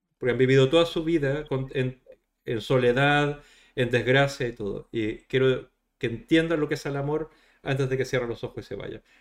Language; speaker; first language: Spanish; native; Spanish